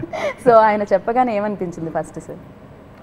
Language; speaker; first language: Telugu; native; Telugu